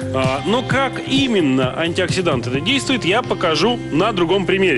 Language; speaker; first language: Russian; native; Russian